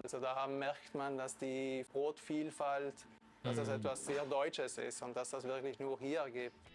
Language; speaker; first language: German; native; German